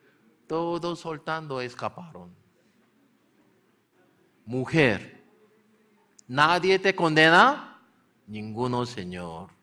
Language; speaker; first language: Spanish; non-native, learner; Korean